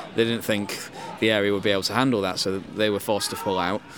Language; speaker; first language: English; native; English